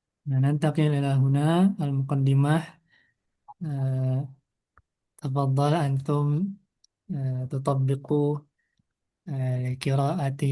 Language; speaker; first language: Arabic; non-native, fluent; Indonesian